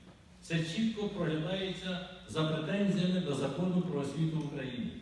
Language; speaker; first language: Ukrainian; native; Ukrainian